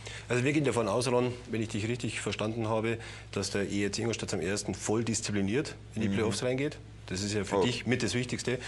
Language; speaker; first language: German; native; German